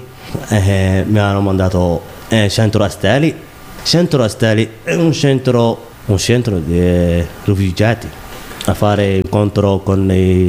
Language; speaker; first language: Italian; non-native, learner; Somali